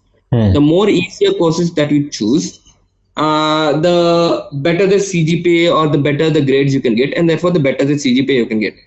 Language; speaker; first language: English; non-native, local second language; Telugu